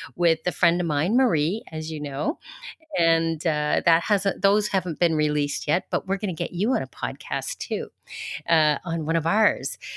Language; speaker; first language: English; native; English